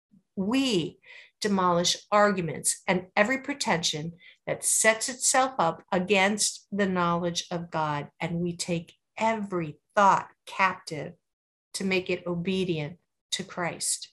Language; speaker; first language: English; native; English